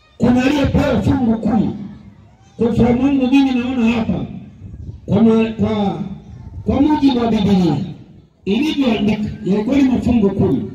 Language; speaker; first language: Swahili; native; Swahili